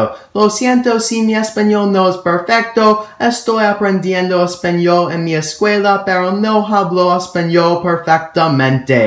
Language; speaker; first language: Spanish; non-native, learner; English